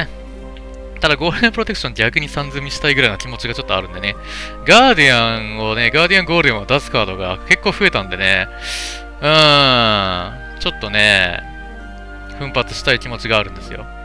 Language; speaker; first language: Japanese; native; Japanese